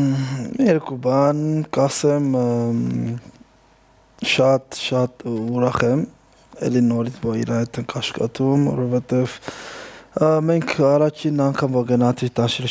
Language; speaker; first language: Armenian; non-native, learner; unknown